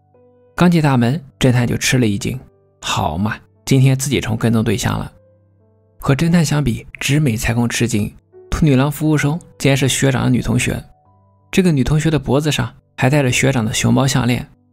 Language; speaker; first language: Chinese; native; Chinese